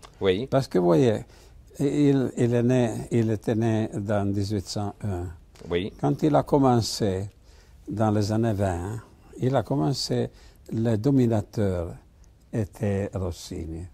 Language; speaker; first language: French; non-native, fluent; Italian